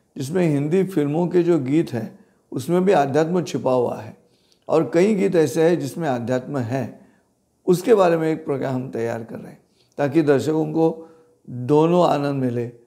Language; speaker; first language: Hindi; non-native, local second language; Marathi